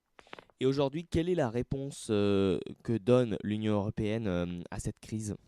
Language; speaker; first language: French; native; French